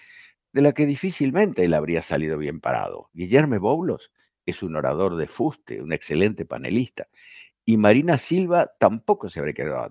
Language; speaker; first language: Spanish; native; Spanish